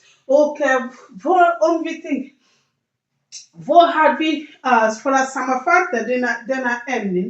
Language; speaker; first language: Swedish; non-native, learner; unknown